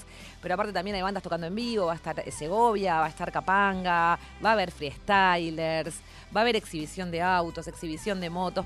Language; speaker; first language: Spanish; native; Spanish